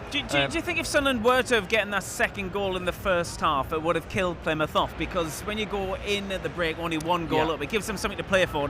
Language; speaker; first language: English; native; English